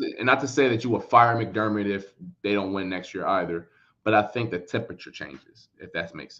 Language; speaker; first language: English; native; English